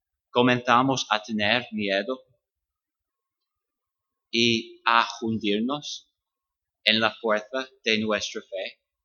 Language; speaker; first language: Spanish; non-native, fluent; English